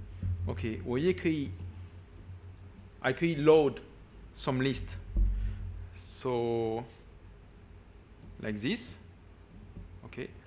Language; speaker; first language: Chinese; non-native, learner; French